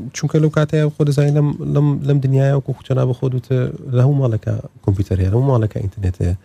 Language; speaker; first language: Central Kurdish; early bilingual, heritage; Central Kurdish